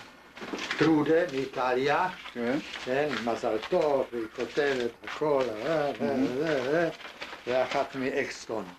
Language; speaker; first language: Hebrew; non-native, fluent; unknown